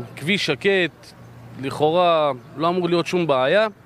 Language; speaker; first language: Hebrew; native; Hebrew